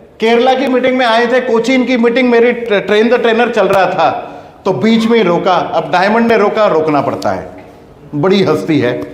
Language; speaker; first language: Hindi; non-native, local second language; Kannada